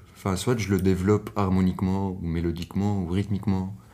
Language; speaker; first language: French; non-native, local second language; Arabic